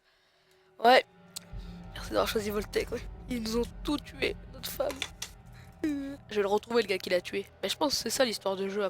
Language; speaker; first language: French; native; French